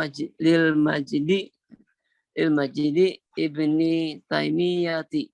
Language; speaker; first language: Arabic; non-native, learner; Indonesian